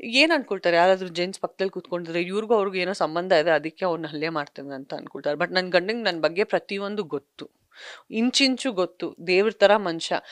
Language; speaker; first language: Kannada; non-native, local second language; Sindhi